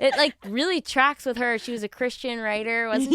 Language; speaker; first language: English; native; English